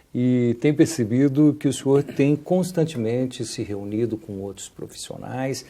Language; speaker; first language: Portuguese; native; Portuguese